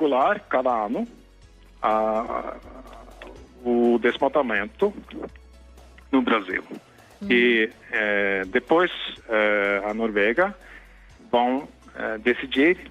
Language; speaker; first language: Portuguese; non-native, fluent; Norwegian